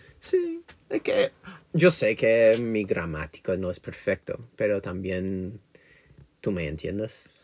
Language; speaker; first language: Spanish; non-native, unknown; English